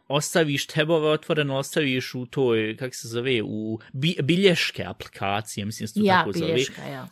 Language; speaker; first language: Bosnian; early bilingual, heritage; Bosnian